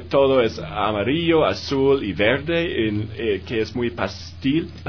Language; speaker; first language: Spanish; non-native, learner; English